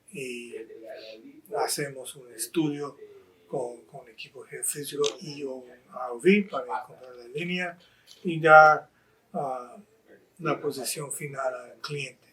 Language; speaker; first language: Spanish; non-native, fluent; English